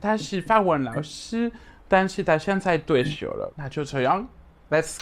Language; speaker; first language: Chinese; non-native, fluent; French